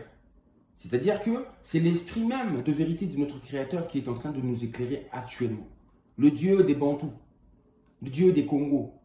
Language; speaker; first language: French; non-native, local second language; Kongo